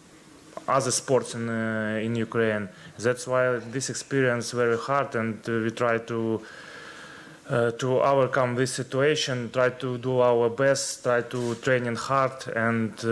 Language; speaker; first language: English; non-native, learner; Ukrainian